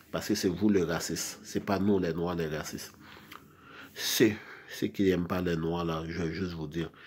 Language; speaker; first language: French; non-native, local second language; Haitian Creole